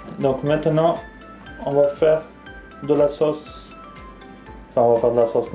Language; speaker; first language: French; native; French